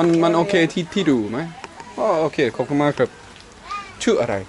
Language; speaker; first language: Thai; non-native, learner; English